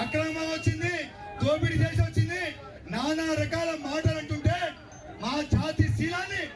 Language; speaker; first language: Telugu; non-native, local second language; Lambadi